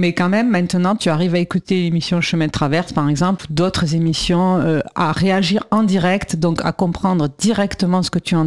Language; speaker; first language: French; native; French